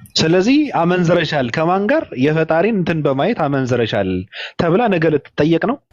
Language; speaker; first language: Amharic; native; Amharic